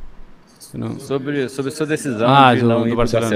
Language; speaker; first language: Portuguese; native; Portuguese